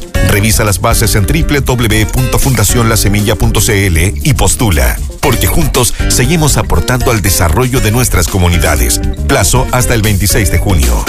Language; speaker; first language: Spanish; native; Spanish